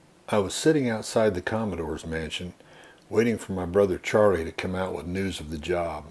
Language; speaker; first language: English; native; English